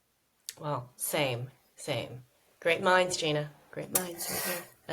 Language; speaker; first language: English; native; English